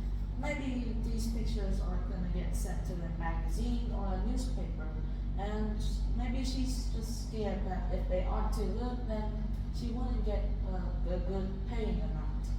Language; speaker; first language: English; non-native, fluent; Vietnamese